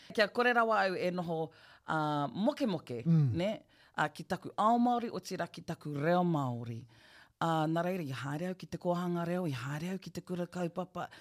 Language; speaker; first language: Māori; non-native, local second language; English